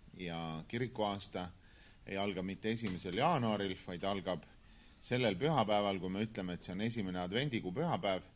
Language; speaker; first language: Estonian; native; Estonian